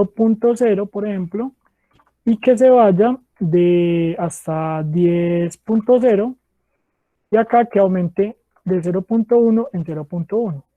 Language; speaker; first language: Spanish; native; Spanish